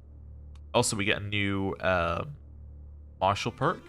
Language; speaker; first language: English; native; English